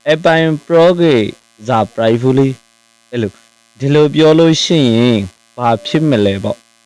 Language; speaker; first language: Burmese; non-native, local second language; Rohingya